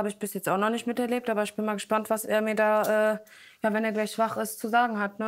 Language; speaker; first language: German; native; German